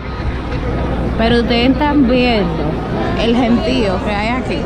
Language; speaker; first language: Spanish; native; Spanish